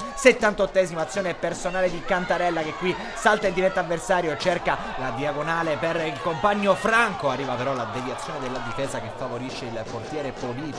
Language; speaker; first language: Italian; native; Italian